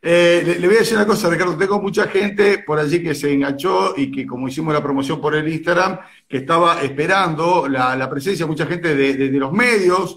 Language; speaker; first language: Spanish; native; Spanish